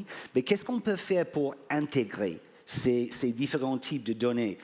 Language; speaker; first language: French; non-native, fluent; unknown